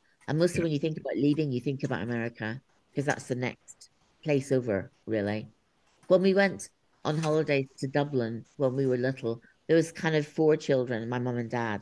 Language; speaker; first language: English; native; English